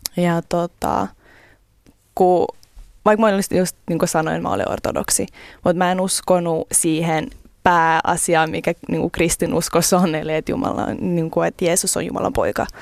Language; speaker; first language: Finnish; early bilingual, other home language; Russian